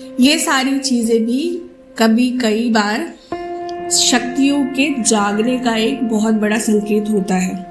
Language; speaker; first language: Hindi; non-native, local second language; Bangla